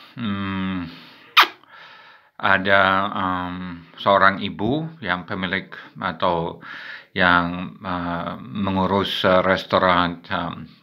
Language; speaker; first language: Indonesian; non-native, fluent; English